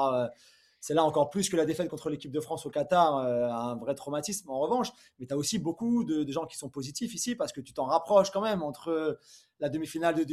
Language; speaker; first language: French; native; French